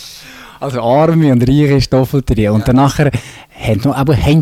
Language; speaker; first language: German; native; German